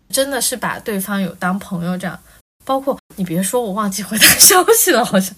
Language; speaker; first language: Chinese; native; Chinese